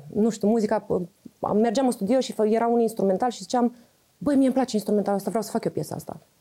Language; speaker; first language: Romanian; native; Romanian